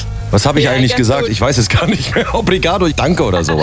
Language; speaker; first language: German; native; German